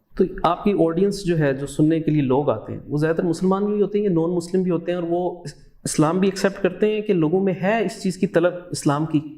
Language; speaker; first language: Urdu; native; Urdu